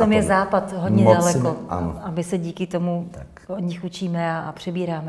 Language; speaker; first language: Czech; native; Czech